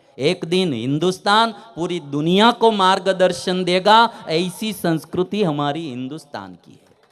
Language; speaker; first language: Hindi; non-native, local second language; Gujarati